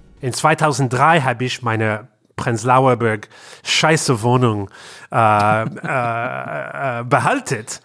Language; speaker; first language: German; non-native, learner; English